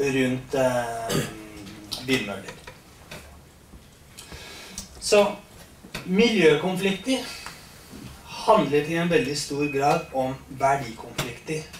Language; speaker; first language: Norwegian; non-native, fluent; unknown